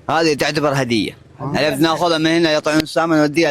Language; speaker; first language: Arabic; native; Arabic